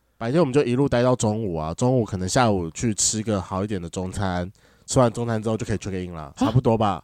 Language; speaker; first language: Chinese; native; Chinese